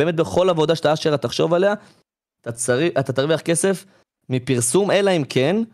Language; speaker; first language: Hebrew; native; Hebrew